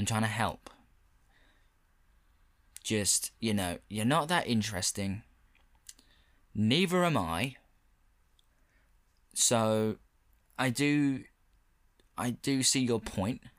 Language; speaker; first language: English; native; English